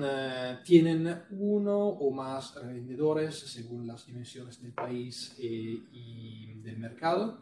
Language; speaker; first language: Spanish; non-native, fluent; Italian